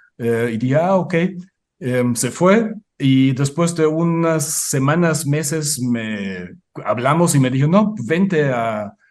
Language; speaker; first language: Spanish; non-native, fluent; German